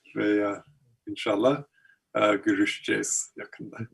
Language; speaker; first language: Turkish; non-native, learner; English